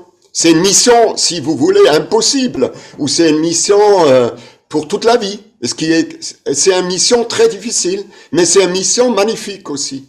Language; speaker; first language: French; non-native, fluent; German